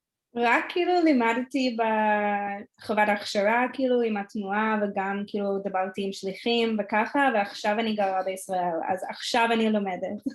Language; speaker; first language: Hebrew; non-native, learner; English